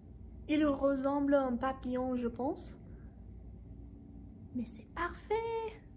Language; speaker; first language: French; non-native, learner; English